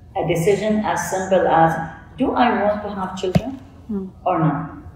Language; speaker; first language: English; non-native, fluent; Arabic